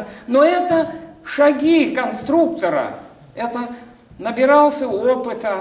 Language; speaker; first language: Russian; native; Russian